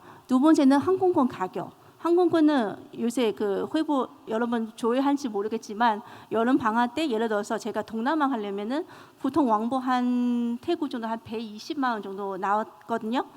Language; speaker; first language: Korean; non-native, fluent; Chinese